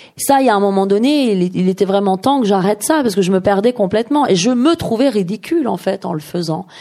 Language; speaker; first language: French; early bilingual, other home language; Persian